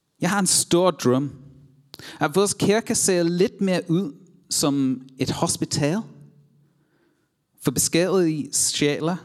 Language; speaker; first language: Danish; non-native, learner; English